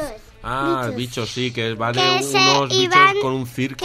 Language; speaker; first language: Spanish; native; Spanish